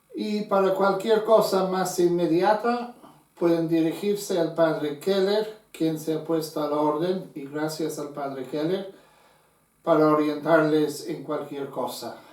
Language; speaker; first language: Spanish; non-native, fluent; English